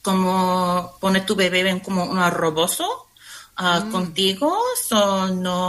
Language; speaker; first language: Spanish; non-native, learner; English